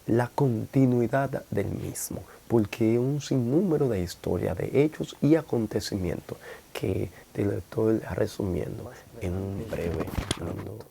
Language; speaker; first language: Spanish; native; Spanish